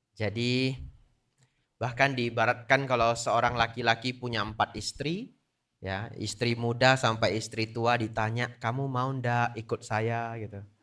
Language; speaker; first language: Indonesian; native; Indonesian